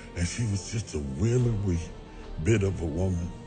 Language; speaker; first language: English; native; English